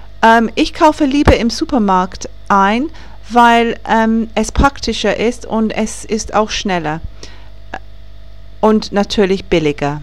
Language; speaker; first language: German; non-native, learner; English